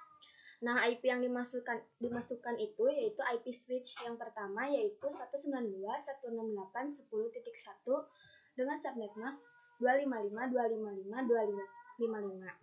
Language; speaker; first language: Indonesian; native; Indonesian